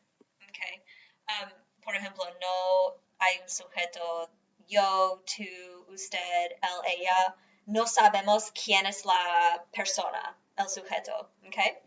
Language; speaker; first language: Spanish; non-native, fluent; English